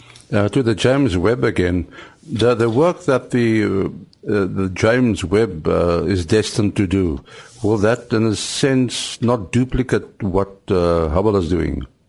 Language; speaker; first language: English; non-native, local second language; Afrikaans